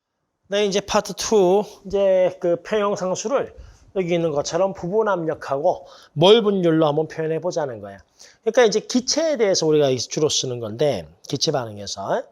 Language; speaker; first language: Korean; native; Korean